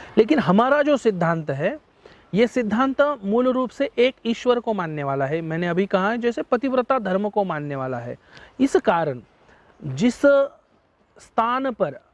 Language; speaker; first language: Hindi; non-native, local second language; Marathi